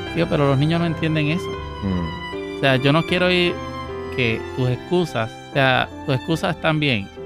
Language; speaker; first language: Spanish; native; Spanish